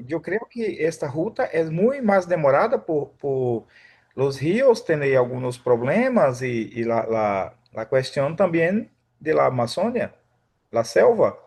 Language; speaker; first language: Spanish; non-native, fluent; Portuguese